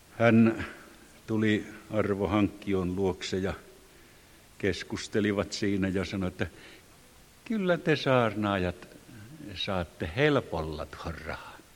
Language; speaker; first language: Finnish; native; Finnish